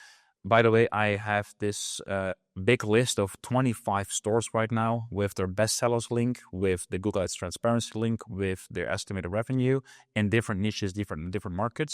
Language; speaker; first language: English; non-native, fluent; Dutch